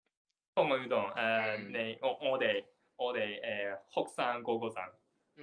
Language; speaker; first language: Chinese; non-native, learner; Japanese